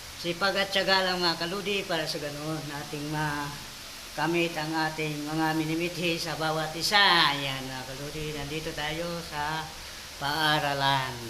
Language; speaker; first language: Filipino; native; Filipino